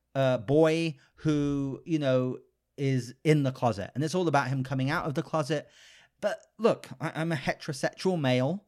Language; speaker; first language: English; native; English